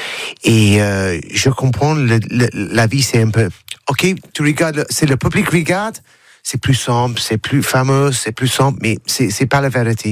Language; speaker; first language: French; non-native, learner; English